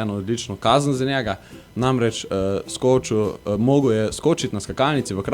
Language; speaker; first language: Slovenian; native; Slovenian